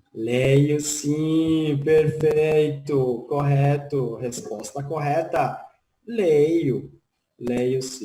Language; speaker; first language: Portuguese; non-native, fluent; Spanish